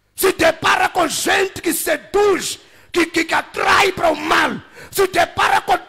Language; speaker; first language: Portuguese; non-native, local second language; Tsonga